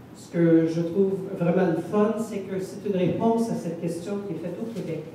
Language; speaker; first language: French; non-native, local second language; English